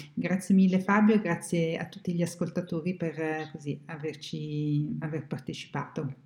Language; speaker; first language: Italian; native; Italian